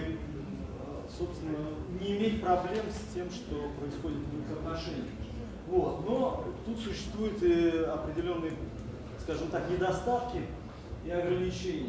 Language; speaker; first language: Russian; native; Russian